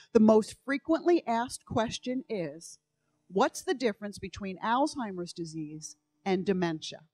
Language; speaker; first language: English; native; English